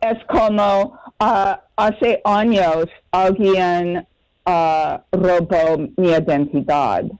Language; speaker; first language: Spanish; non-native, fluent; English